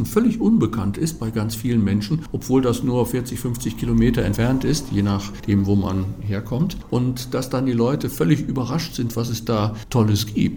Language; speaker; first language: German; native; German